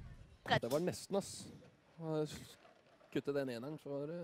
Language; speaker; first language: Norwegian; native; Norwegian